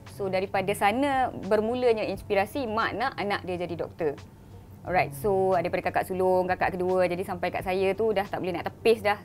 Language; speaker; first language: Malay; non-native, local second language; Tamil